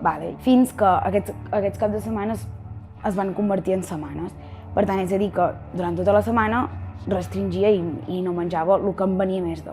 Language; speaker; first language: Catalan; non-native, local second language; Spanish